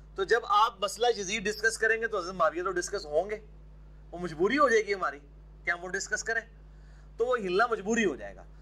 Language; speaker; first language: Urdu; non-native, local second language; Punjabi